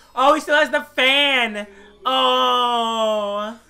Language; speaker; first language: English; native; English